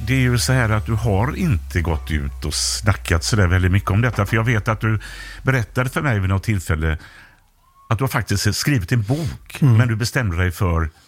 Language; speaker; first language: Swedish; native; Swedish